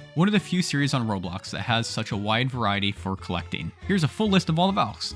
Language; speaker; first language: English; native; English